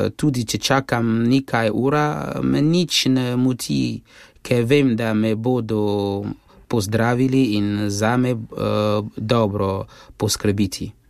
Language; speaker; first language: Slovenian; non-native, fluent; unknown